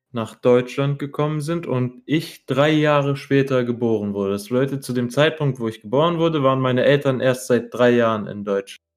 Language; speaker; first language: German; early bilingual, other home language; Arabic